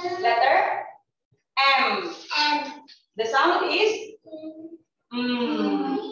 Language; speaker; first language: English; non-native, learner; Indonesian